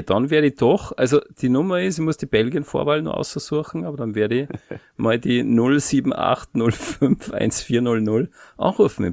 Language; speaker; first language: German; native; German